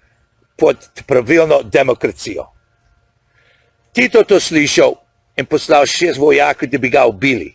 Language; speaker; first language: Slovenian; early bilingual, heritage; Slovenian